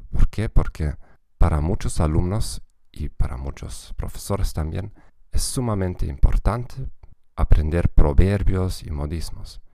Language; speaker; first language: Spanish; non-native, fluent; German